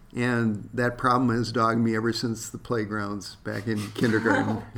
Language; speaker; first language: English; native; English